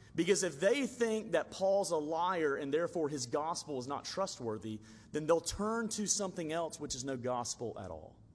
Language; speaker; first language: English; native; English